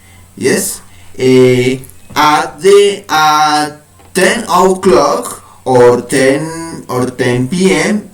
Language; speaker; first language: English; non-native, learner; Spanish